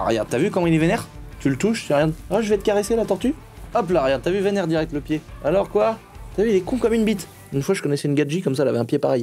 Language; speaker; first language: French; native; French